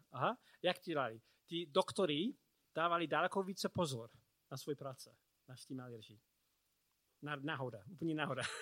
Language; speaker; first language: Czech; non-native, learner; English